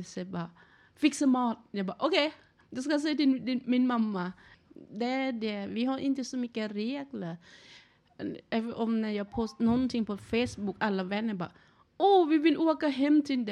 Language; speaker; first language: Swedish; non-native, learner; Thai